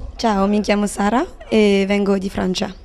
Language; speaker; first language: Italian; non-native, learner; French